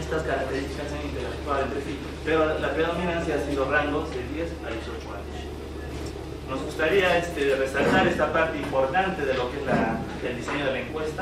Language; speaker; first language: Spanish; native; Spanish